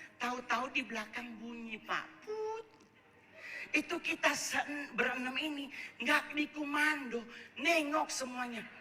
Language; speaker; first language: Indonesian; native; Indonesian